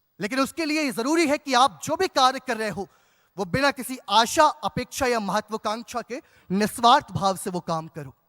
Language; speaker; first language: Hindi; native; Hindi